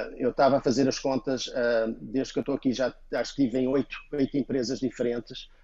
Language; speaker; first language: Portuguese; native; Portuguese